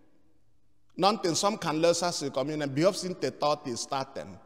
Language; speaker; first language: Swedish; non-native, fluent; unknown